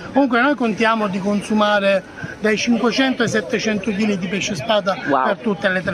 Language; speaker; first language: Italian; native; Italian